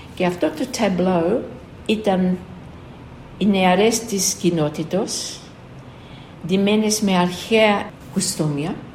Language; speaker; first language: Greek; early bilingual, heritage; Greek